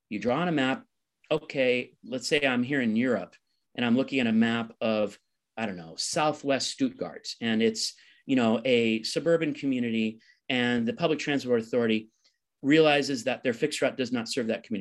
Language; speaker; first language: English; native; English